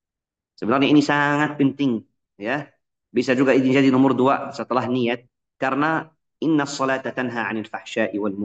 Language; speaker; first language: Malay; non-native, fluent; Arabic